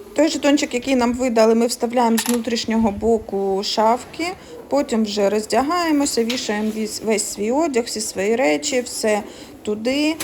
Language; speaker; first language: Ukrainian; non-native, local second language; Russian